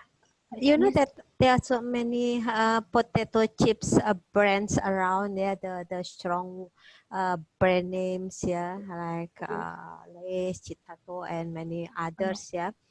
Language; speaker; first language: English; non-native, fluent; Indonesian